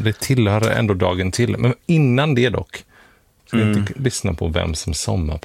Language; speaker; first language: Swedish; native; Swedish